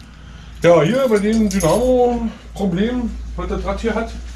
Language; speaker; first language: German; native; German